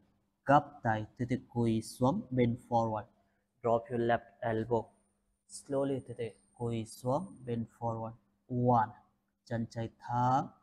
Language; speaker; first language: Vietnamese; non-native, learner; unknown